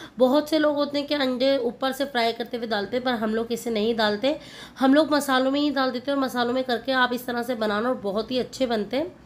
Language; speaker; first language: Urdu; native; Urdu